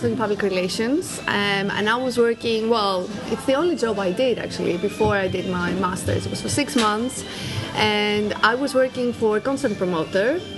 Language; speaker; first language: English; non-native, fluent; Greek